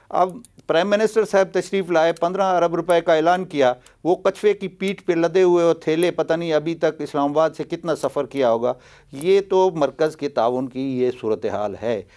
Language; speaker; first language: Urdu; non-native, local second language; Baluchi